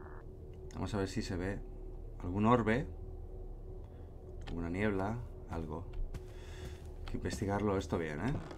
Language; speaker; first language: Spanish; native; Spanish